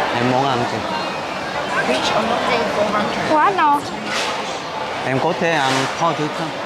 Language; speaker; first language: Vietnamese; native; Vietnamese